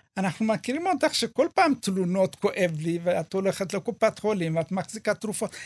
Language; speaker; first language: Hebrew; early bilingual, other home language; Amharic